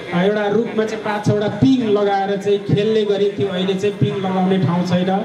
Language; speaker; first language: Nepali; non-native, local second language; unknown